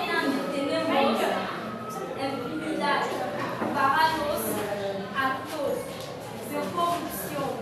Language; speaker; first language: Spanish; non-native, learner; French